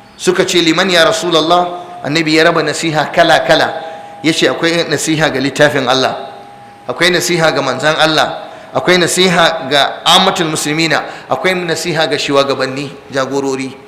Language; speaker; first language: Hausa; non-native, local second language; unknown